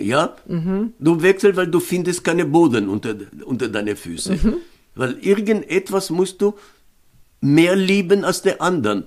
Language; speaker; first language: German; non-native, fluent; Hebrew